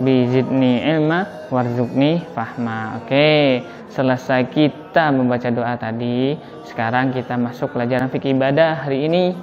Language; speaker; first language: Indonesian; native; Indonesian